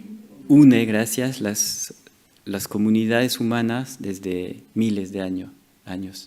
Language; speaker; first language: Spanish; non-native, fluent; French